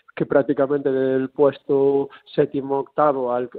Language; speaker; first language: Spanish; native; Spanish